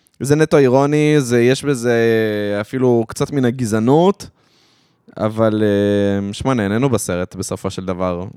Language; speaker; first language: Hebrew; early bilingual, other home language; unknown